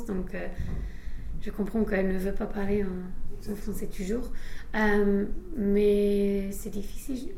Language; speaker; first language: French; non-native, fluent; English